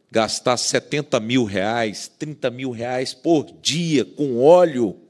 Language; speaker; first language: Portuguese; native; Portuguese